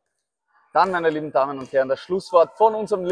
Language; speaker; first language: German; native; German